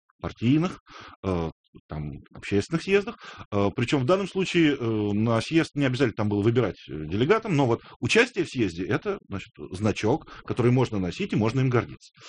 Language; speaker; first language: Russian; native; Russian